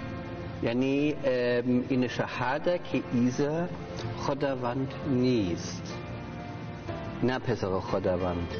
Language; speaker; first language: Persian; non-native, learner; German